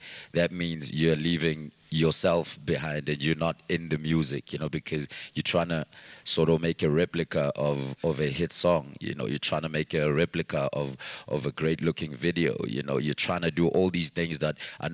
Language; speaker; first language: English; non-native, local second language; Zulu